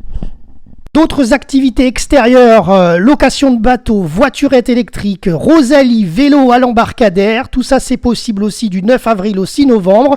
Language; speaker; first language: French; native; French